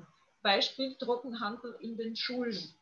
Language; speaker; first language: German; non-native, fluent; Polish